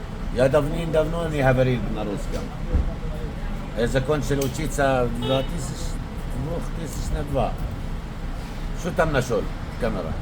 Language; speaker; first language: Russian; non-native, learner; Arabic